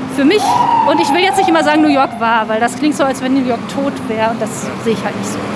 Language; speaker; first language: German; native; German